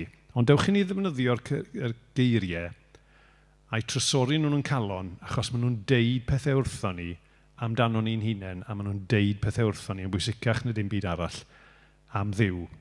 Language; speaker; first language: Welsh; native; Welsh